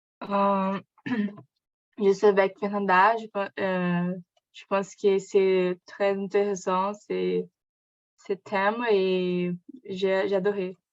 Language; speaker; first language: French; non-native, learner; Portuguese